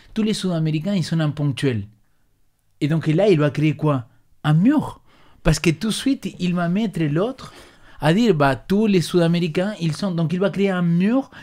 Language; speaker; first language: French; non-native, fluent; Spanish